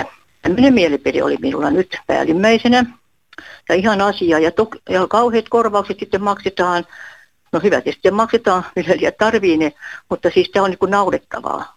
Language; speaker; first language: Finnish; native; Finnish